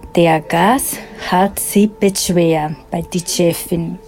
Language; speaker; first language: German; non-native, fluent; Spanish